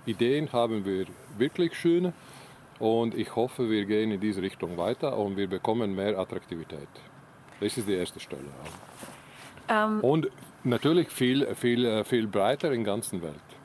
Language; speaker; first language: German; non-native, learner; Latvian